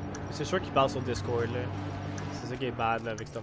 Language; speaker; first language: French; native; French